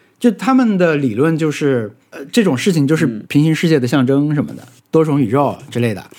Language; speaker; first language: Chinese; native; Chinese